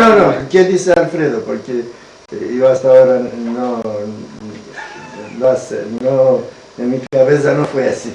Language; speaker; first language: Spanish; non-native, learner; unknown